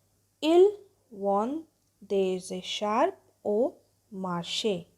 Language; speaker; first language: French; non-native, fluent; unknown